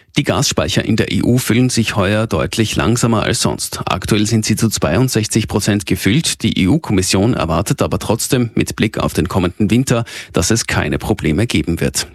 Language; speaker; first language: German; native; German